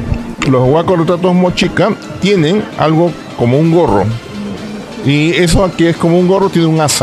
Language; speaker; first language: Spanish; native; Spanish